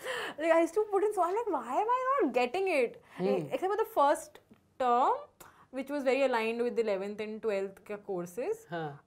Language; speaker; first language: English; non-native, local second language; Hindi